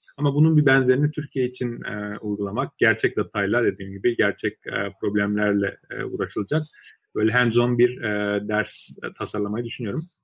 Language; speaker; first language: Turkish; early bilingual, other home language; Azerbaijani